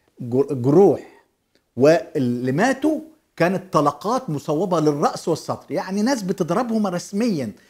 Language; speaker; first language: Arabic; native; Arabic